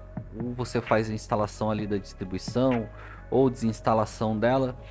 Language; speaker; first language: Portuguese; native; Portuguese